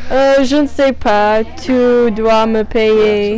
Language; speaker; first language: French; non-native, learner; English